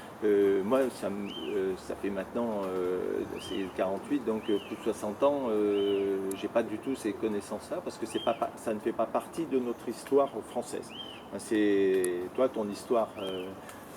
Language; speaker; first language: French; native; French